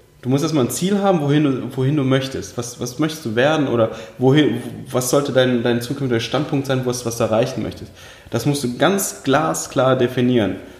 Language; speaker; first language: German; early bilingual, other home language; Russian